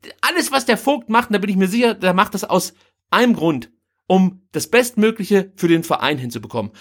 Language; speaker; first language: German; native; German